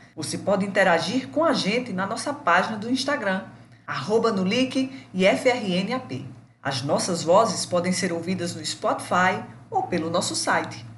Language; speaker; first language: Portuguese; native; Portuguese